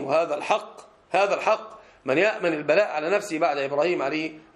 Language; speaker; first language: Arabic; native; Arabic